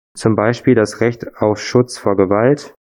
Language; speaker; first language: German; native; German